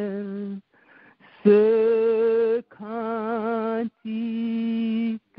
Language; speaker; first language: French; non-native, local second language; Haitian Creole